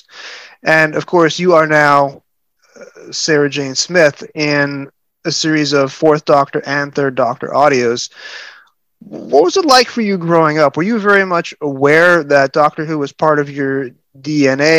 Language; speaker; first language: English; native; English